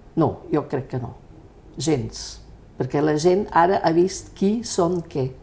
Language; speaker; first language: Catalan; non-native, fluent; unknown